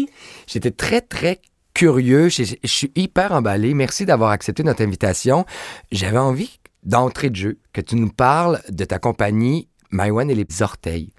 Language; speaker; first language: French; native; French